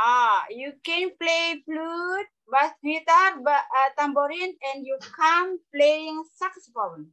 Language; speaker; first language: English; non-native, learner; Indonesian